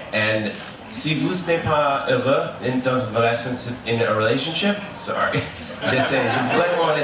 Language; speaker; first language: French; non-native, learner; English